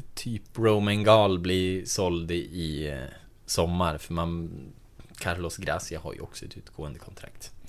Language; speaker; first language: Swedish; native; Swedish